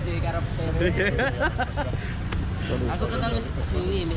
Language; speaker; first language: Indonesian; non-native, local second language; Javanese